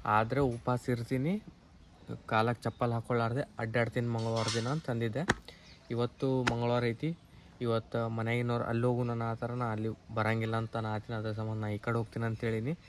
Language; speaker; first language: Kannada; native; Kannada